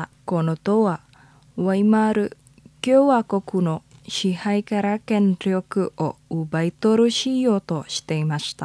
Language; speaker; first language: Japanese; non-native, fluent; Indonesian